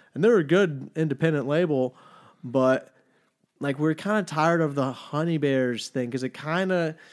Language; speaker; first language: English; native; English